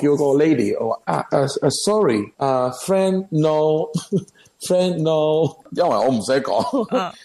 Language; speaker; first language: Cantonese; non-native, learner; Spanish